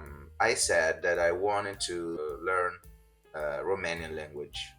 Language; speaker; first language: English; non-native, fluent; Italian